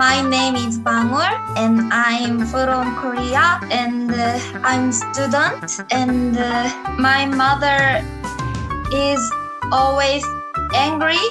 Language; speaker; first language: English; non-native, learner; Korean